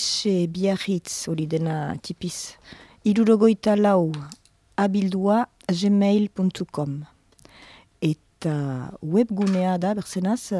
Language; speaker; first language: Basque; native; Basque